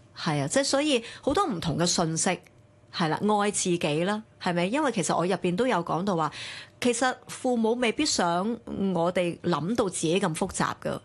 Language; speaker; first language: Cantonese; early bilingual, other home language; Chinese